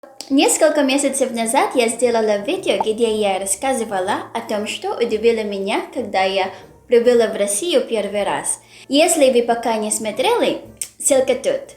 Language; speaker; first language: Russian; non-native, learner; Filipino